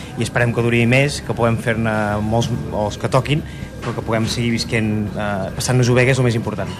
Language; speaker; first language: Catalan; native; Catalan